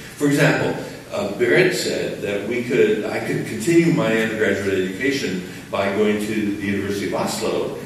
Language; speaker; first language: English; native; English